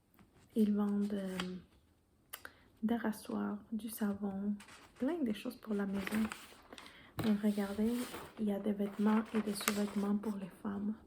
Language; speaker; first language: French; non-native, fluent; Spanish